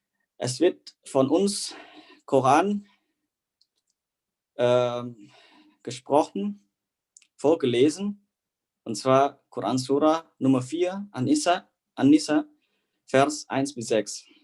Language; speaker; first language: German; non-native, fluent; Indonesian